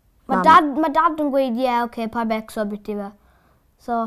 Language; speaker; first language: Welsh; native; Welsh